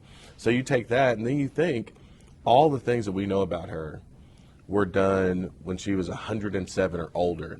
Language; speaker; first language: English; native; English